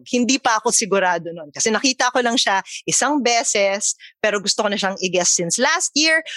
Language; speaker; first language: Filipino; native; Filipino